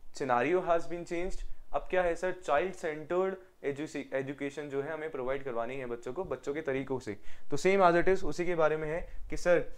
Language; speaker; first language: Hindi; native; Hindi